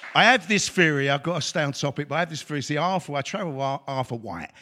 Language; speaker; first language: English; native; English